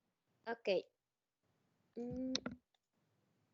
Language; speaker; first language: Spanish; native; Spanish